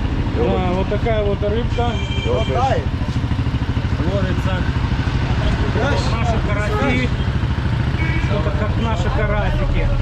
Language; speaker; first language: Russian; native; Russian